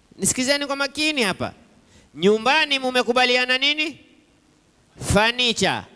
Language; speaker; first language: Swahili; native; Swahili